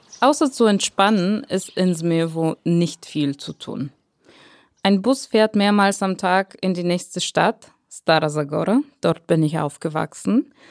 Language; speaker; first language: German; non-native, fluent; Bulgarian